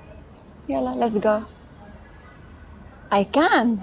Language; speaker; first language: English; non-native, learner; Arabic